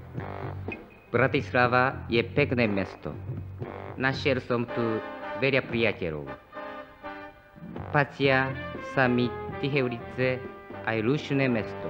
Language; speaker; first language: Slovak; non-native, learner; Japanese